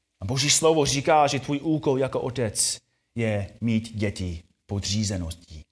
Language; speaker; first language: Czech; non-native, fluent; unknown